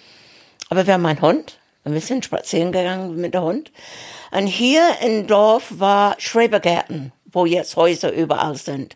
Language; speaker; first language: German; non-native, fluent; English